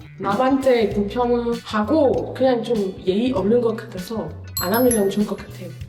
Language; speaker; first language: Korean; non-native, fluent; French